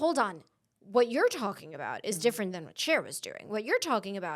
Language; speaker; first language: English; native; English